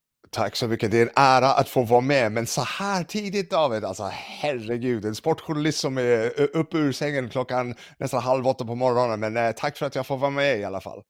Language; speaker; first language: Swedish; non-native, fluent; English